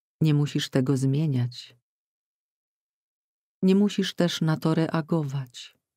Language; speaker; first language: Polish; native; Polish